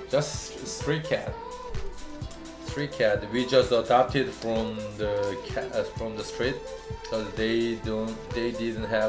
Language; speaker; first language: English; non-native, learner; Korean